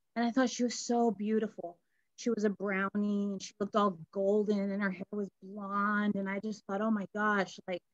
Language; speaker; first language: English; native; English